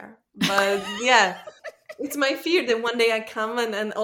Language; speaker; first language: English; non-native, fluent; Czech